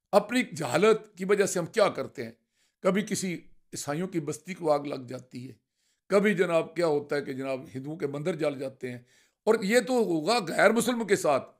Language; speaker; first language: Urdu; non-native, local second language; Punjabi